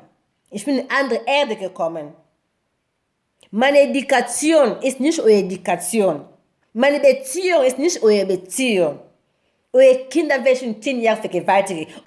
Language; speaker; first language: German; non-native, learner; Lingala